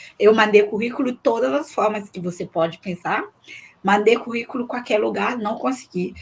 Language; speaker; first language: Portuguese; non-native, fluent; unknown